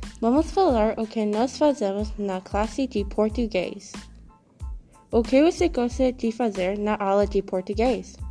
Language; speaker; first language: Portuguese; non-native, learner; English